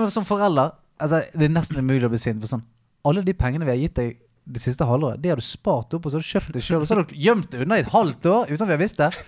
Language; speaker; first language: Norwegian; native; Norwegian